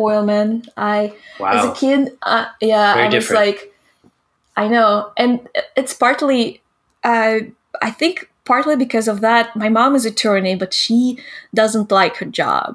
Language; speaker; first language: English; non-native, fluent; Russian